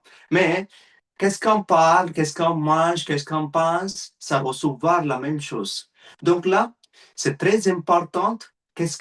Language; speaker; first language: French; non-native, learner; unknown